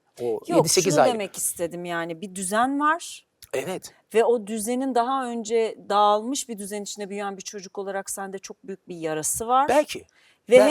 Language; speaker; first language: Turkish; native; Turkish